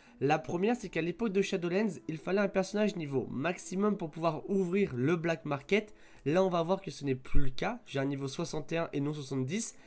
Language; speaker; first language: French; native; French